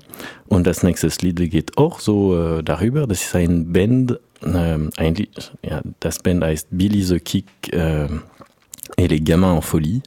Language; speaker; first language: German; non-native, learner; French